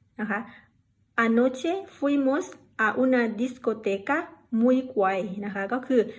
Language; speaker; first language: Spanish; non-native, fluent; Thai